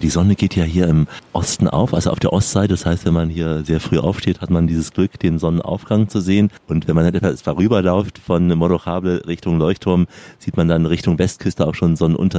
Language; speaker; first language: German; native; German